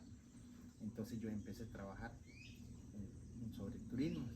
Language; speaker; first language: Spanish; non-native, local second language; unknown